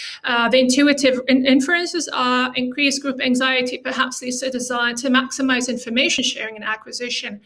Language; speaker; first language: English; non-native, fluent; Arabic